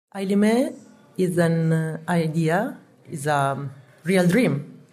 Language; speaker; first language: English; non-native, learner; Italian